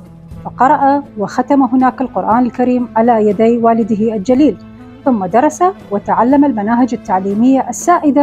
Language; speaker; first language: Arabic; non-native, local second language; Kurdish